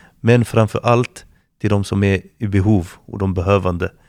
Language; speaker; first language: Swedish; non-native, fluent; Arabic